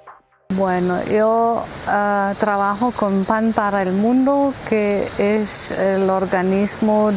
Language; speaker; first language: Spanish; non-native, fluent; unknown